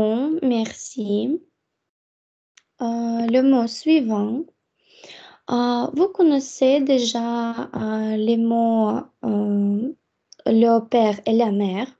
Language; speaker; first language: French; non-native, fluent; Russian